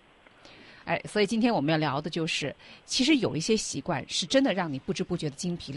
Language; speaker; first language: Chinese; native; Chinese